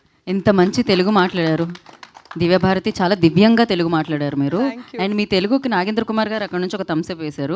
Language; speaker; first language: Telugu; native; Telugu